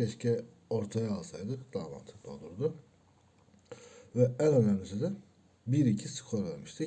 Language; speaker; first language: Turkish; native; Turkish